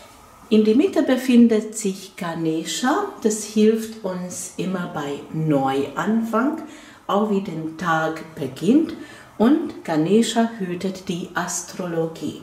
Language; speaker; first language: German; non-native, fluent; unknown